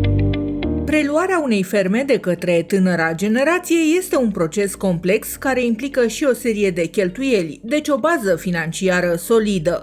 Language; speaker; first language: Romanian; native; Romanian